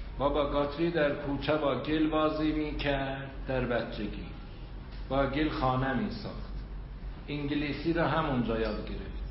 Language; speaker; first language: Persian; non-native, local second language; Azerbaijani